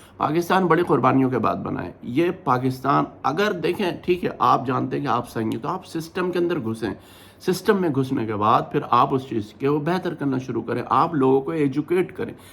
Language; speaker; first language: Urdu; native; Urdu